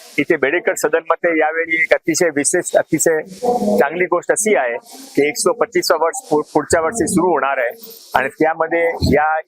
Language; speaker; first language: Marathi; non-native, local second language; Hindi